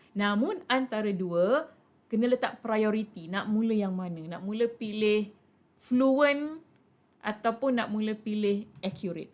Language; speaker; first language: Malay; native; Malay